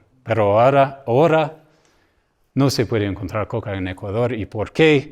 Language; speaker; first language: Spanish; non-native, fluent; English